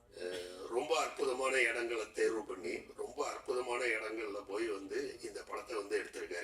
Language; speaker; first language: Tamil; native; Tamil